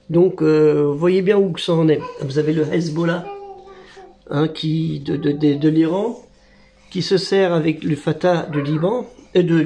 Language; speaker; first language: French; native; French